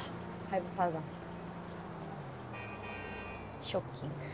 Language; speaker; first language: English; non-native, learner; Japanese